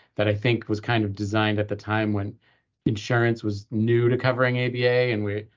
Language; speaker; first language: English; native; English